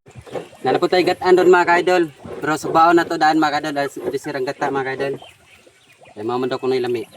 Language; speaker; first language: Filipino; non-native, local second language; Cebuano